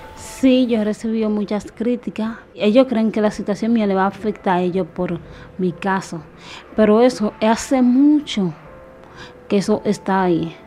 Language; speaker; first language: Spanish; native; Spanish